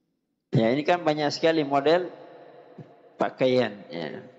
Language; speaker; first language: Indonesian; native; Indonesian